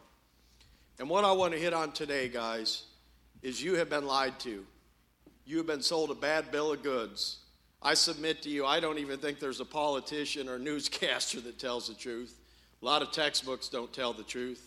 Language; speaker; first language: English; native; English